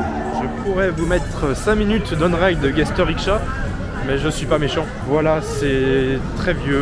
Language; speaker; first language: French; native; French